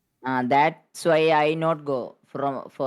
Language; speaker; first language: English; non-native, learner; Malayalam